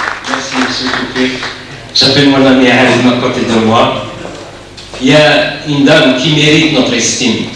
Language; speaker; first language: French; non-native, local second language; Arabic